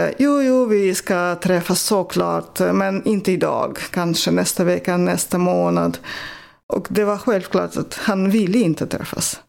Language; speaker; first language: Swedish; non-native, fluent; Russian